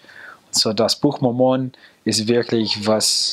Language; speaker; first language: German; non-native, fluent; English